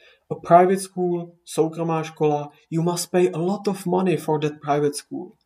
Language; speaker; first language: English; non-native, fluent; Czech